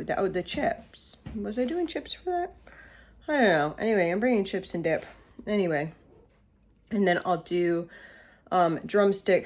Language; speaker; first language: English; native; English